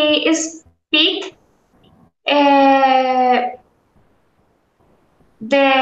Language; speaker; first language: English; non-native, learner; Spanish